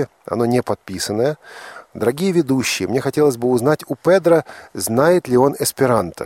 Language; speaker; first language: Russian; native; Russian